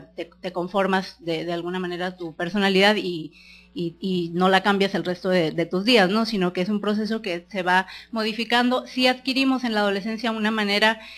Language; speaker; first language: Spanish; native; Spanish